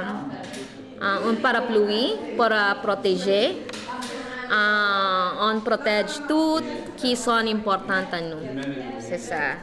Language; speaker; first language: French; non-native, learner; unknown